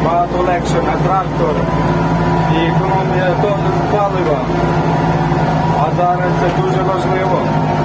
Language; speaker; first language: Ukrainian; native; Ukrainian